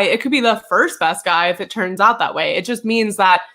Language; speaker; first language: English; native; English